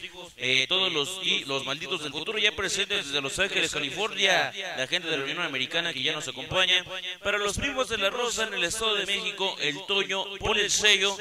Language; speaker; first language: Spanish; native; Spanish